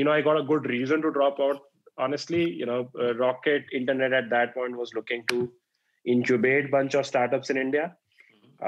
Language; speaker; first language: English; non-native, local second language; Hindi